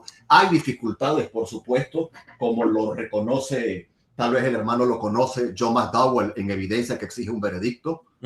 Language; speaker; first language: Spanish; native; Spanish